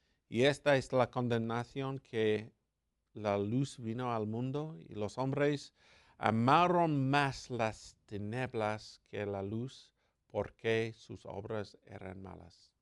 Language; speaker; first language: Spanish; non-native, learner; English